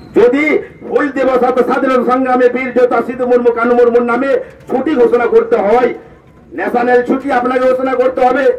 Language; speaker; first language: Bangla; non-native, local second language; Santali